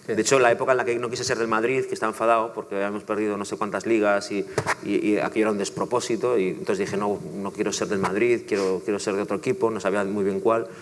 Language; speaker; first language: Spanish; native; Spanish